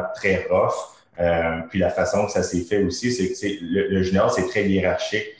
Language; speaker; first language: French; native; French